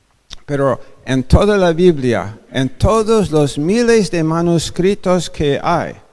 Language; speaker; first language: Spanish; non-native, fluent; English